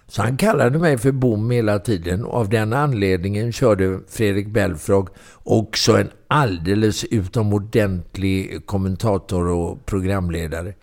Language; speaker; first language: Swedish; native; Swedish